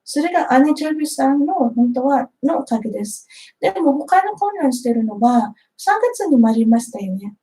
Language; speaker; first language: Japanese; non-native, fluent; Filipino